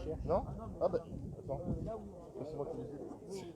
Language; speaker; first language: French; native; French